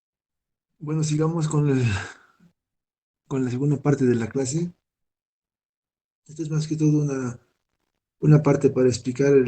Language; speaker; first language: Spanish; native; Spanish